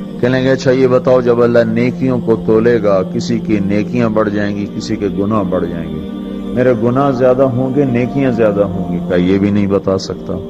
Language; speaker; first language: Urdu; non-native, local second language; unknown